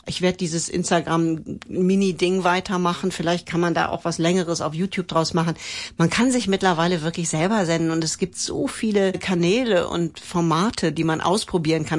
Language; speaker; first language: German; native; German